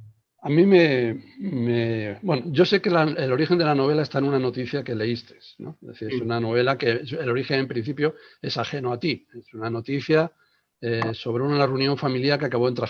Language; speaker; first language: Spanish; native; Spanish